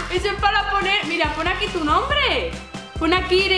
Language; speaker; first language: Spanish; native; Spanish